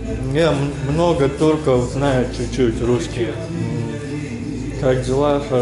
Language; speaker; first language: Russian; non-native, learner; Turkish